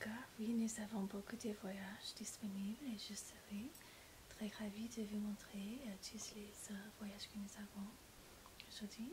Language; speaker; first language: French; non-native, learner; English